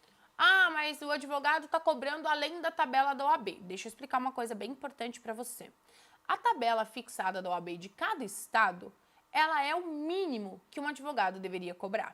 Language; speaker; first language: Portuguese; native; Portuguese